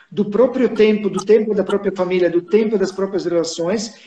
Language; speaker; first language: Portuguese; non-native, fluent; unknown